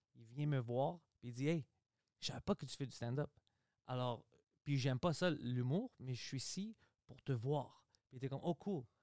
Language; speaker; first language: French; early bilingual, other home language; Greek